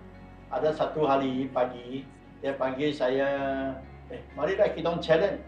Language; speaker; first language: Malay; non-native, local second language; Chinese